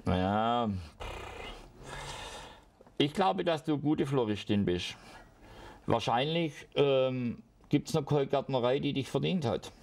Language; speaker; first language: German; native; German